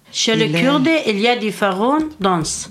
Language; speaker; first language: French; non-native, learner; Kurdish